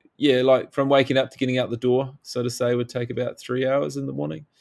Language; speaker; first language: English; native; English